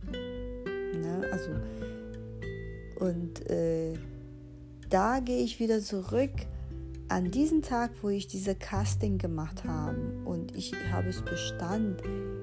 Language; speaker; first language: German; non-native, fluent; Portuguese